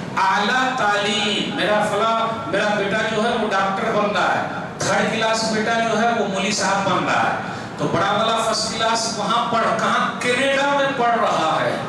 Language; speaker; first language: Urdu; non-native, local second language; Hindi